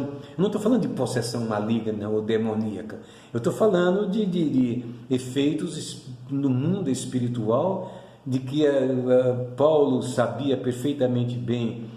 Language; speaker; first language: Portuguese; native; Portuguese